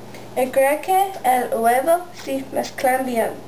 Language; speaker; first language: Spanish; non-native, learner; English